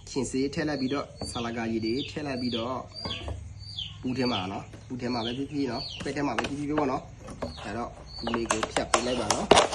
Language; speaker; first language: Burmese; non-native, local second language; S'gaw Karen